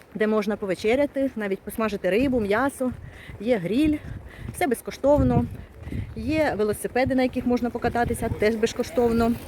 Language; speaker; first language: Ukrainian; non-native, local second language; Russian